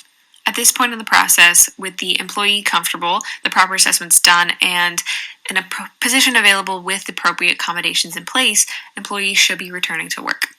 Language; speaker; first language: English; native; English